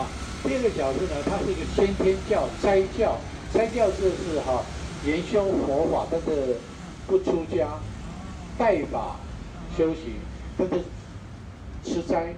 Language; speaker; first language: Chinese; native; Chinese